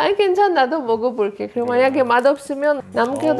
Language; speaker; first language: Korean; non-native, learner; Polish